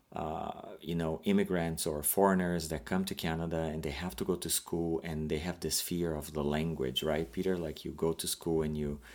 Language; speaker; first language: English; non-native, fluent; Portuguese